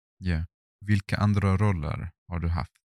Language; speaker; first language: Swedish; non-native, fluent; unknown